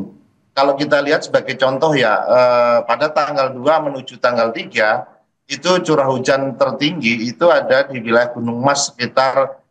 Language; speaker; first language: Indonesian; native; Indonesian